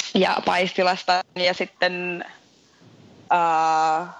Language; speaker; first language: Finnish; native; Finnish